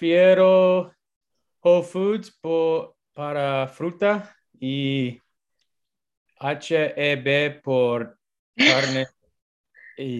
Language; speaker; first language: Spanish; non-native, learner; English